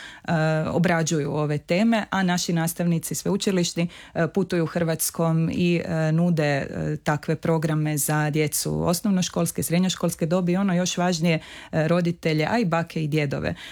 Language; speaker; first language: Serbian; native; Serbian